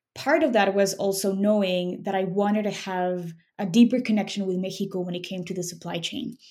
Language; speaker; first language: English; non-native, fluent; Spanish